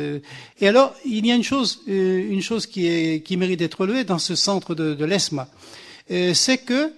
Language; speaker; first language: French; native; French